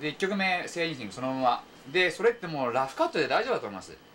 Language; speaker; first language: Japanese; native; Japanese